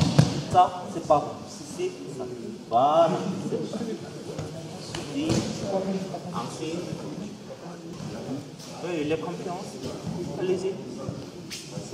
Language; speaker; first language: French; non-native, learner; Korean